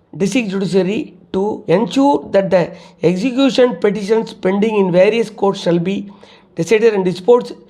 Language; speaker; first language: English; non-native, local second language; Tamil